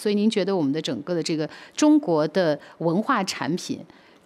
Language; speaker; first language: Chinese; native; Chinese